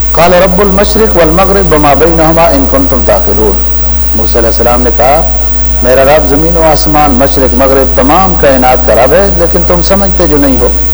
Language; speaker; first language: Urdu; native; Urdu